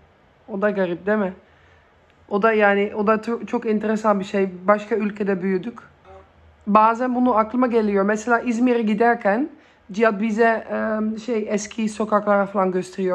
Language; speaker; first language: Turkish; early bilingual, heritage; Turkish